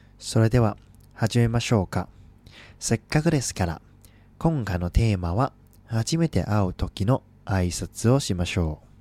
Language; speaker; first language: Japanese; non-native, fluent; Cantonese